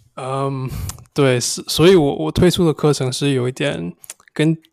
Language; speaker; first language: Chinese; non-native, fluent; English